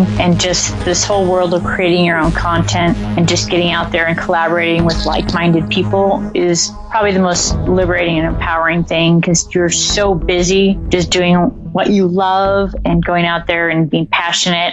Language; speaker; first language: English; native; English